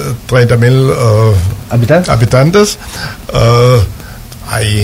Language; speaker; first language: Portuguese; non-native, learner; German